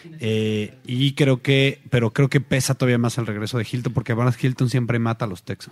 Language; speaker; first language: Spanish; native; Spanish